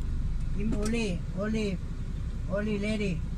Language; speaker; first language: English; non-native, learner; Thai